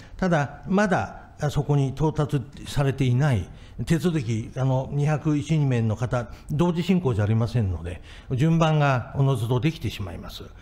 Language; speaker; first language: Japanese; native; Japanese